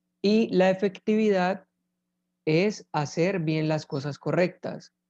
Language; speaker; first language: Spanish; native; Spanish